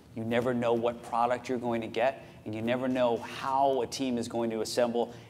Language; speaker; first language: English; native; English